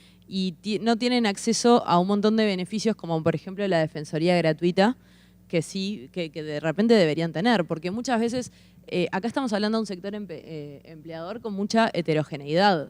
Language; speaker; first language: Spanish; native; Spanish